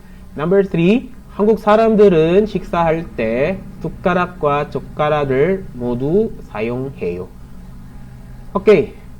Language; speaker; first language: Korean; non-native, learner; Filipino